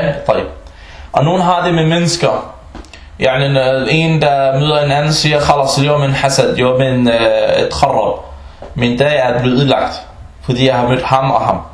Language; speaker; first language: Danish; early bilingual, other home language; Arabic